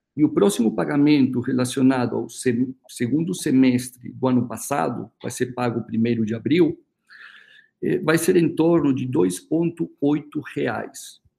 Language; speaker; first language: Portuguese; early bilingual, other home language; Spanish